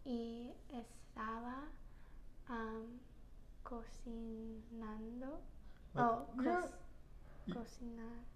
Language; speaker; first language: Spanish; non-native, learner; English